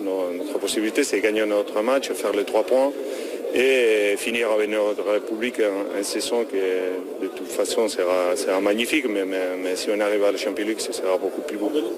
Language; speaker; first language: French; non-native, fluent; Spanish